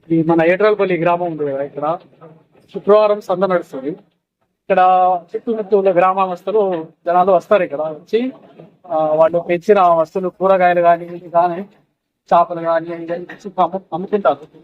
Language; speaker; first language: Telugu; non-native, local second language; Tamil